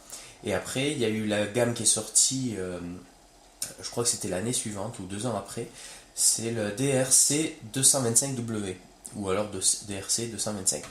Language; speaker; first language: French; native; French